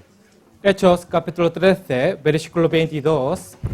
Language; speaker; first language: Spanish; non-native, learner; Korean